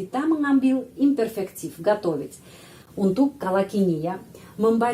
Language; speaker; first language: Indonesian; non-native, fluent; Russian